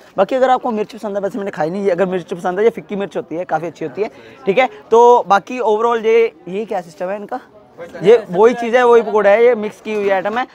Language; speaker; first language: Hindi; native; Hindi